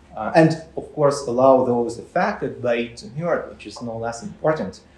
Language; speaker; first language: English; non-native, fluent; Ukrainian